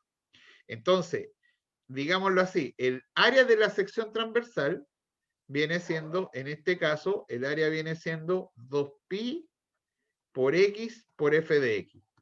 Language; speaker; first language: Spanish; native; Spanish